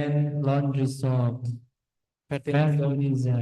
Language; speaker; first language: English; non-native, fluent; Indonesian